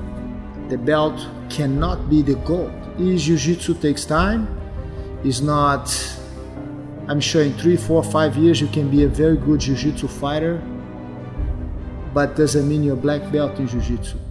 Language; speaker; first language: English; non-native, fluent; Portuguese